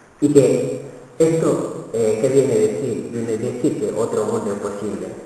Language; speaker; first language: Spanish; non-native, fluent; Wolof